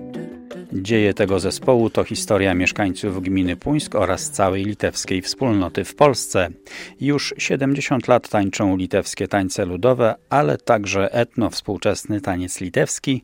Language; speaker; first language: Polish; native; Polish